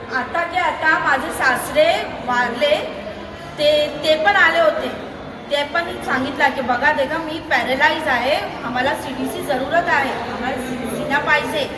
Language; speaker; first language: Marathi; non-native, local second language; Urdu